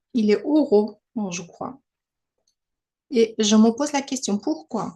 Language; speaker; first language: French; non-native, fluent; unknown